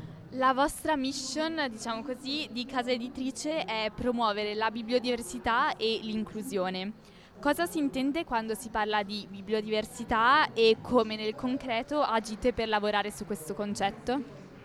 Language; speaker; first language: Italian; native; Italian